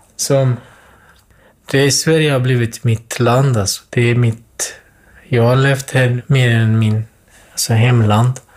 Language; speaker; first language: Swedish; non-native, fluent; Kurdish